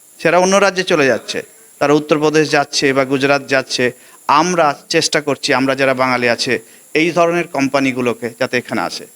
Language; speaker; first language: Bangla; native; Bangla